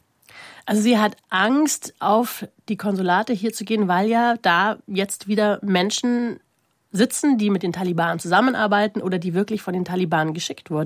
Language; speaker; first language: German; native; German